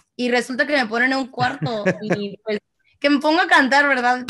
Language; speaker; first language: Spanish; early bilingual, heritage; Spanish